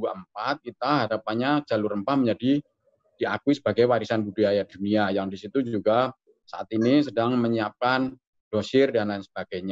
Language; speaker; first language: Indonesian; native; Indonesian